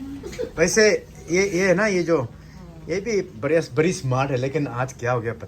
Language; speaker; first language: Hindi; non-native, local second language; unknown